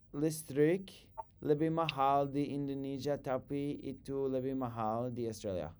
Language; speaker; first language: Indonesian; non-native, learner; English